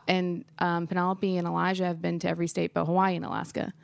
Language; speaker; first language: English; native; English